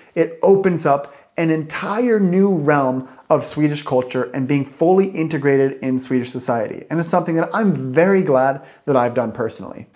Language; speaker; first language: English; native; English